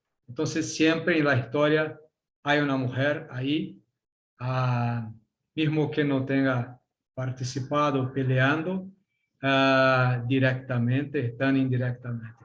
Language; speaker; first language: Spanish; non-native, learner; Portuguese